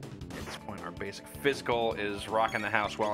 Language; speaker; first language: English; native; English